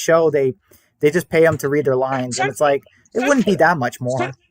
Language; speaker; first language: English; native; English